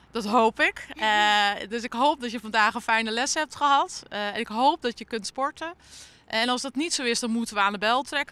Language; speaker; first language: Dutch; native; Dutch